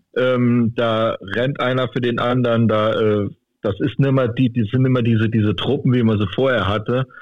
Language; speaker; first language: German; native; German